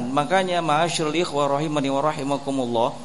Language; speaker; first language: Indonesian; native; Indonesian